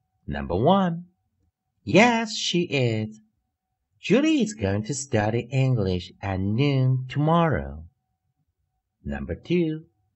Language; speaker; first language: English; non-native, fluent; Chinese